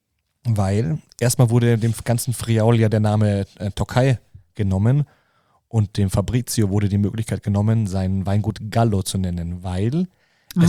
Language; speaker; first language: German; native; German